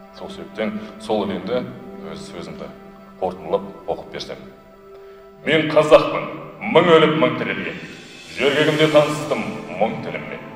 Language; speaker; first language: Kazakh; non-native, local second language; Russian